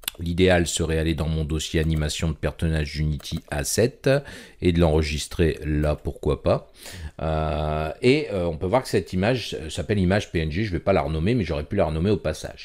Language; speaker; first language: French; native; French